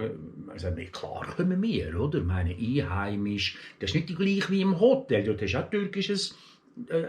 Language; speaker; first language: German; early bilingual, other home language; Turkish